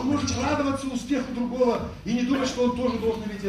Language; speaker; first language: Russian; native; Russian